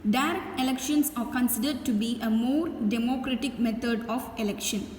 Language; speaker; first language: English; non-native, local second language; Tamil